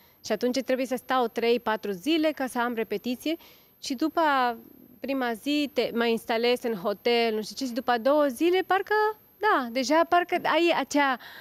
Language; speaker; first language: Romanian; non-native, fluent; Spanish